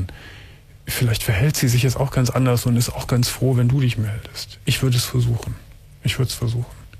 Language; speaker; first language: German; native; German